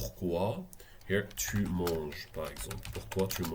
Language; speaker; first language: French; non-native, fluent; Arabic